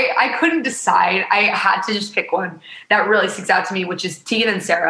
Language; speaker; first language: English; native; English